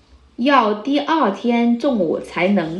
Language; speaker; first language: Chinese; non-native, fluent; Vietnamese